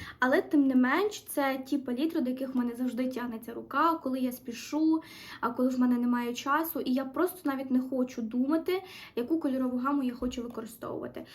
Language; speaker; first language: Ukrainian; non-native, local second language; Russian